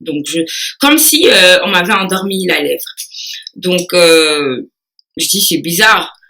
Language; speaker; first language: French; early bilingual, other home language; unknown